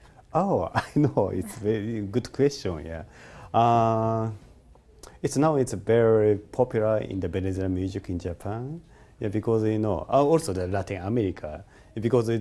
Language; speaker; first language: English; non-native, learner; Japanese